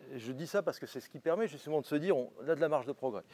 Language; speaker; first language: French; native; French